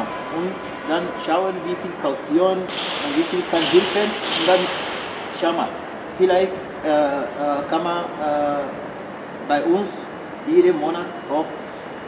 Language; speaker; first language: German; non-native, learner; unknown